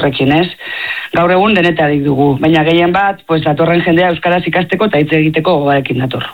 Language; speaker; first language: Basque; non-native, local second language; Spanish